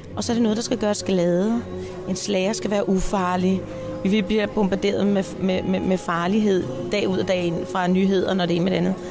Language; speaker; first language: Danish; native; Danish